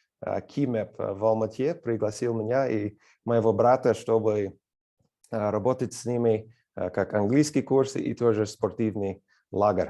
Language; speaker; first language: Russian; non-native, fluent; English